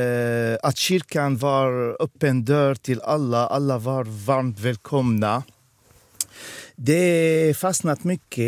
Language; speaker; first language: Swedish; non-native, fluent; Arabic